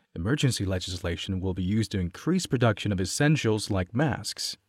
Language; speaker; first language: English; non-native, fluent; Chinese